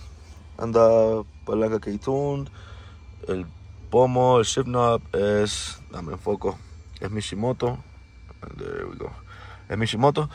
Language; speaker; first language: Spanish; native; Spanish